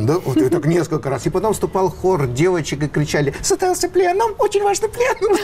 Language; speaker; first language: Russian; native; Russian